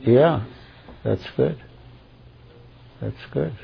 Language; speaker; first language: English; native; English